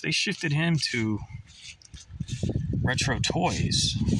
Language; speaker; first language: English; native; English